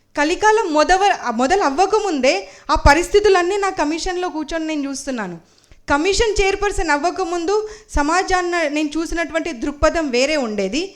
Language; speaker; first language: Telugu; native; Telugu